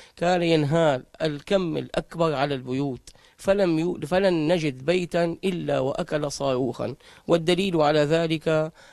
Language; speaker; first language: Arabic; native; Arabic